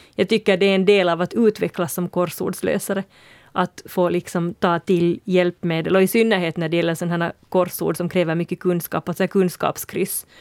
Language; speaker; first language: Swedish; native; Swedish